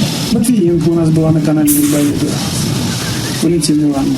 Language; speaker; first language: Russian; native; Russian